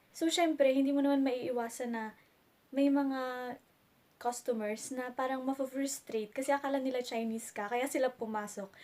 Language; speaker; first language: Filipino; native; Filipino